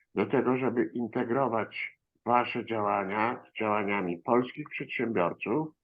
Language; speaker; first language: Polish; native; Polish